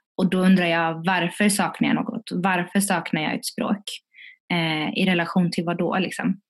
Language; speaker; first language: Swedish; early bilingual, other home language; Tigrinya